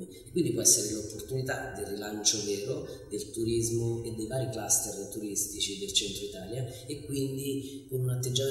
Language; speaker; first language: Italian; native; Italian